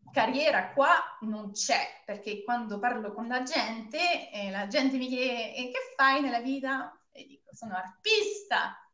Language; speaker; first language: Italian; non-native, fluent; French